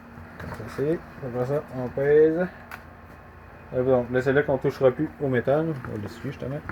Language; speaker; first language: French; native; French